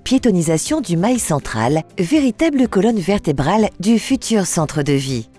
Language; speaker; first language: French; native; French